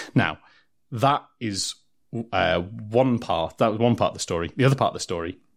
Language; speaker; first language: English; native; English